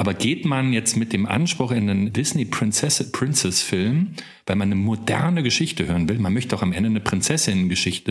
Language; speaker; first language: German; native; German